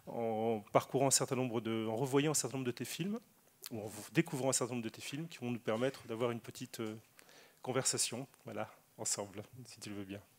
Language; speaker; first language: French; native; French